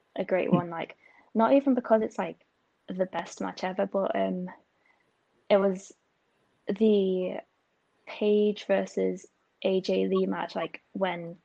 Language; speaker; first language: English; native; English